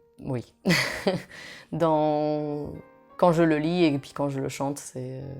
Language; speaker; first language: French; non-native, fluent; Portuguese